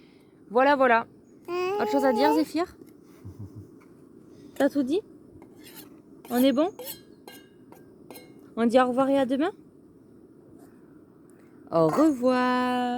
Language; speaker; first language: French; native; French